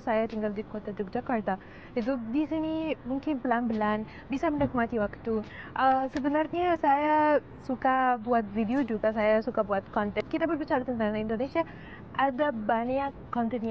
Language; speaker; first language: Indonesian; non-native, fluent; Arabic